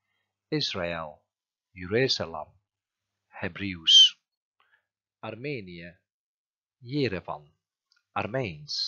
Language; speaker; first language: Dutch; non-native, fluent; Turkish